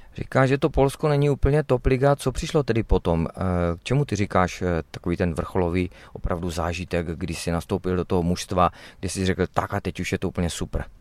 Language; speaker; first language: Czech; native; Czech